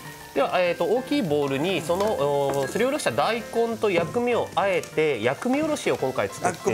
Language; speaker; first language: Japanese; native; Japanese